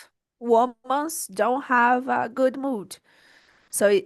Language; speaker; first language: English; non-native, learner; Portuguese